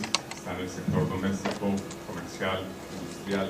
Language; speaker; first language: Spanish; native; Spanish